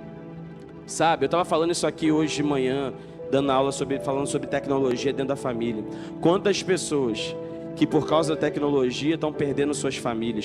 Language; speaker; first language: Portuguese; native; Portuguese